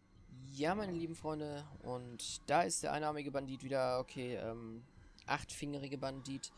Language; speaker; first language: German; native; German